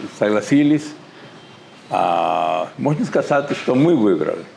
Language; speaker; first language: Russian; non-native, learner; Spanish